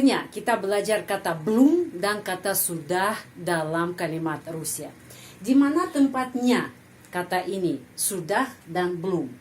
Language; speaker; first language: Indonesian; non-native, fluent; Russian